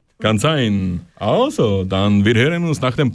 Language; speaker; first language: German; non-native, learner; Slovak